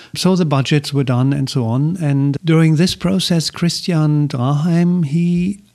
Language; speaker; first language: English; non-native, fluent; German